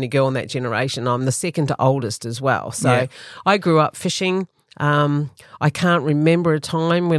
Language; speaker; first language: English; native; English